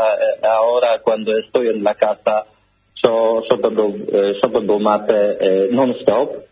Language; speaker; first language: Spanish; non-native, learner; Polish